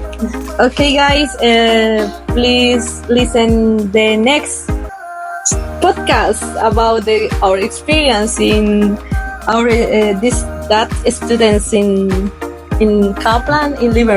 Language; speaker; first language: English; non-native, learner; Spanish